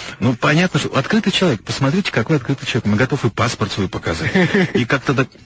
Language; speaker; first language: Russian; native; Russian